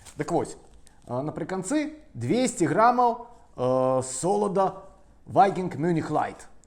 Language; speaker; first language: Belarusian; non-native, local second language; Russian